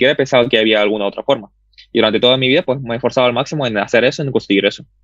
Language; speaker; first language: Spanish; early bilingual, other home language; Russian